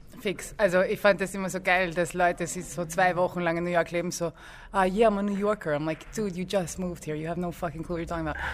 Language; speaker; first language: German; early bilingual, other home language; English